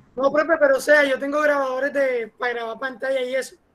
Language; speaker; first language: Spanish; native; Spanish